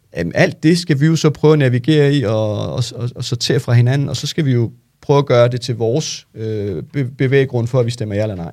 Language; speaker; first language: Danish; early bilingual, other home language; Turkish